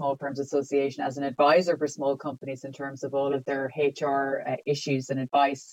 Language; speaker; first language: English; native; English